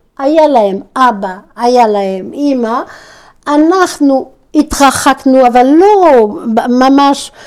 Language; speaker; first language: Hebrew; non-native, fluent; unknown